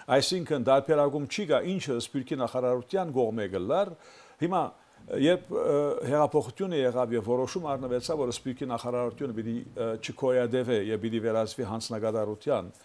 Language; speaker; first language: Armenian; early bilingual, heritage; Armenian